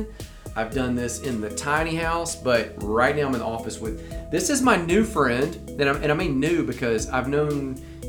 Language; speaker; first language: English; native; English